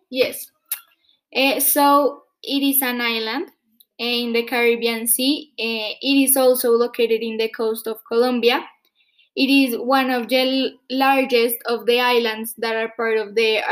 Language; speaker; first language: English; non-native, fluent; Spanish